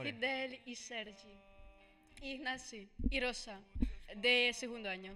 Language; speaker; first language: Catalan; non-native, local second language; Spanish